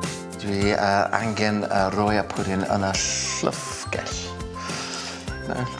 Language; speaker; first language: Welsh; non-native, learner; English